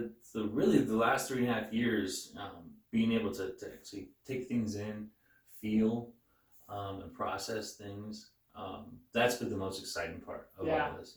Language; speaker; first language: English; native; English